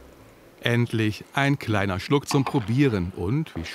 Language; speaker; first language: German; native; German